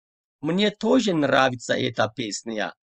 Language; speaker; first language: Russian; non-native, fluent; Turkish